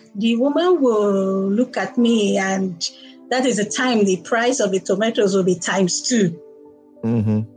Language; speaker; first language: English; non-native, local second language; Igbo